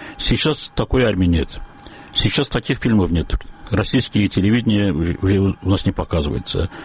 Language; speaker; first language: Russian; non-native, local second language; Azerbaijani